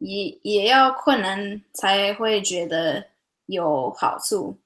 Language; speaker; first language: Chinese; early bilingual, heritage; English